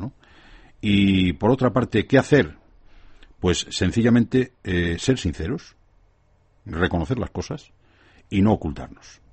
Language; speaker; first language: Spanish; native; Spanish